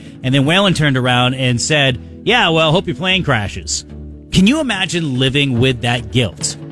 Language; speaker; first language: English; native; English